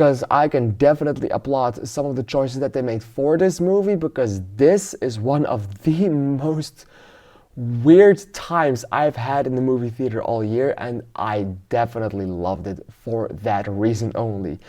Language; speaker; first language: English; non-native, fluent; Dutch